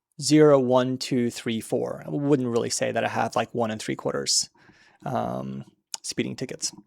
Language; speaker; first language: English; native; English